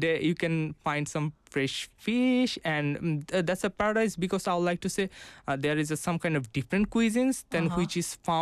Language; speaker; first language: English; non-native, local second language; Bangla